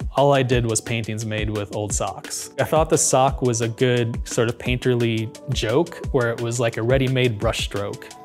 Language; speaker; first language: English; native; English